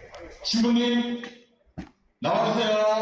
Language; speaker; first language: Korean; native; Korean